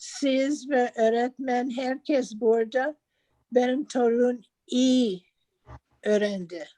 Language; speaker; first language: Turkish; non-native, learner; English